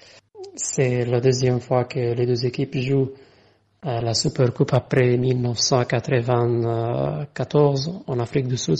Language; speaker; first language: French; non-native, fluent; Arabic